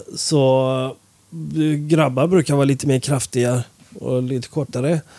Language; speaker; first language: Swedish; non-native, fluent; Persian